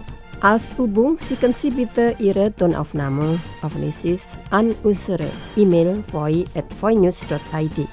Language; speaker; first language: German; non-native, learner; Indonesian